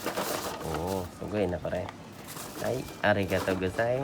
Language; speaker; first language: Japanese; non-native, learner; Filipino